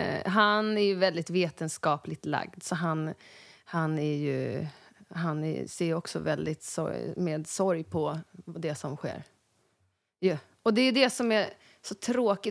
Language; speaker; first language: Swedish; native; Swedish